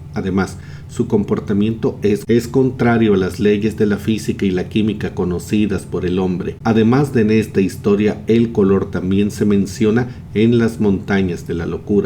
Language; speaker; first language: Spanish; native; Spanish